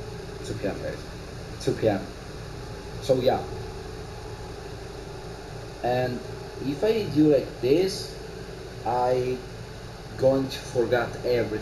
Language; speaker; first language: English; non-native, learner; Italian